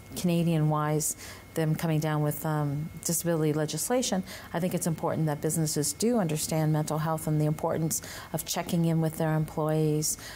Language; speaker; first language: English; native; English